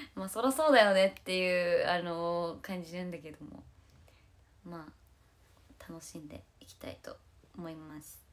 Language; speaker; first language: Japanese; native; Japanese